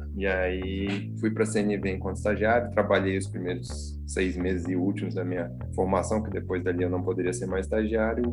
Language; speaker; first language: Portuguese; native; Portuguese